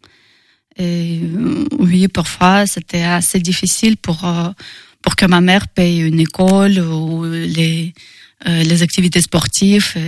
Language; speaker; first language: French; non-native, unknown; Russian